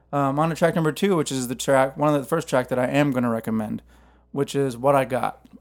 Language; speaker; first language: English; native; English